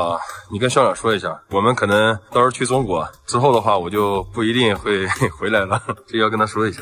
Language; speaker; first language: Chinese; native; Chinese